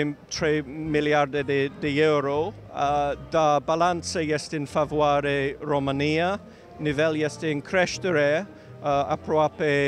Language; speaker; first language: Romanian; non-native, learner; English